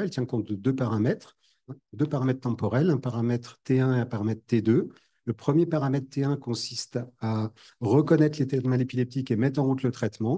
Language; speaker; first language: French; native; French